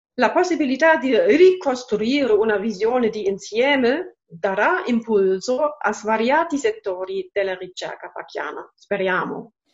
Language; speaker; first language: Italian; non-native, fluent; German